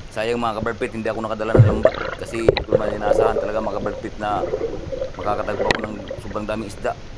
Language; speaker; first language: Filipino; non-native, local second language; Cebuano